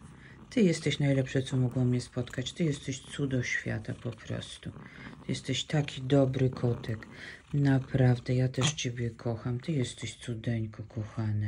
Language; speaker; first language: Polish; native; Polish